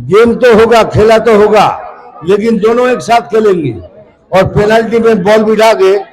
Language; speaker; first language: Hindi; non-native, local second language; Bangla